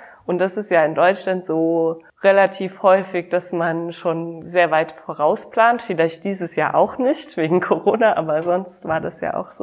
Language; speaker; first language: German; native; German